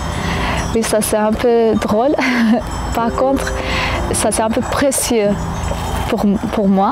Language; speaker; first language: French; non-native, fluent; Kurdish